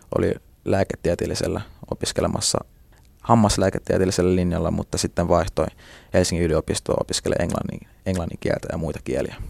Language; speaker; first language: Finnish; early bilingual, other home language; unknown